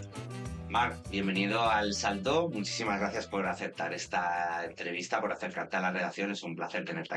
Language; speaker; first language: Spanish; native; Spanish